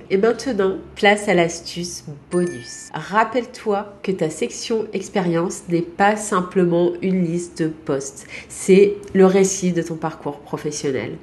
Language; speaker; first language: French; native; French